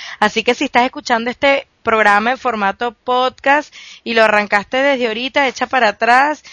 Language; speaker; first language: Spanish; native; Spanish